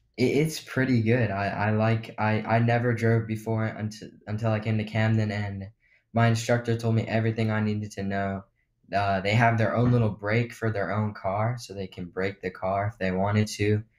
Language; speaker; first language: English; native; English